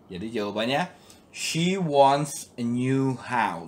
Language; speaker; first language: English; non-native, learner; Indonesian